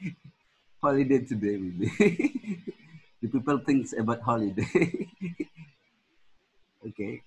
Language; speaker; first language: English; non-native, learner; Indonesian